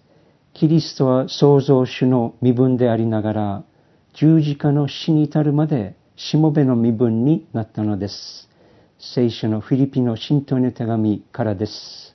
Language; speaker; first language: Japanese; early bilingual, heritage; Japanese